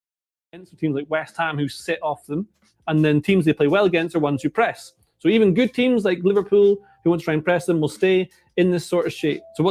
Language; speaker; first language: English; native; English